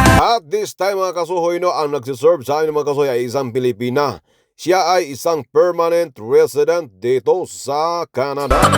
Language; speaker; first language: Filipino; non-native, local second language; Cebuano